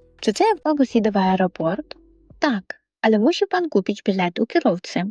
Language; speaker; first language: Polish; non-native, fluent; Ukrainian